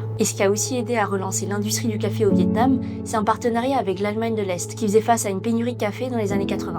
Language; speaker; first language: French; native; French